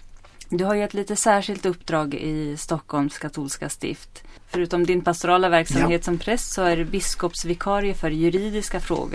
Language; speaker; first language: Swedish; native; Swedish